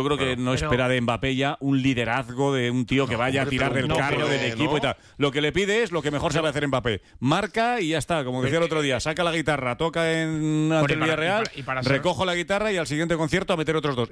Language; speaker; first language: Spanish; native; Spanish